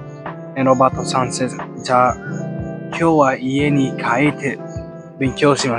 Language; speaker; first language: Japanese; non-native, learner; English